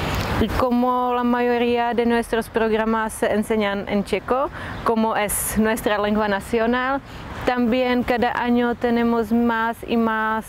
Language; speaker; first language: Spanish; non-native, fluent; Czech